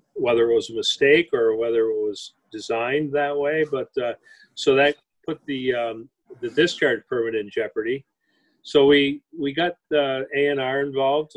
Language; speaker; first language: English; native; English